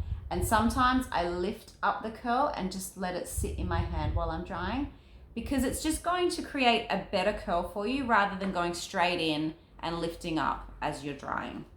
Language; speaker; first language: English; native; English